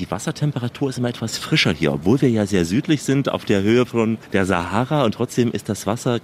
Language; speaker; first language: German; native; German